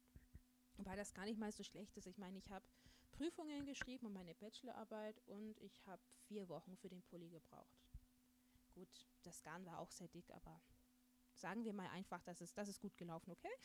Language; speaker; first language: German; native; German